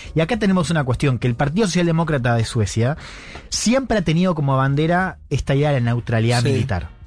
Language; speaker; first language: Spanish; native; Spanish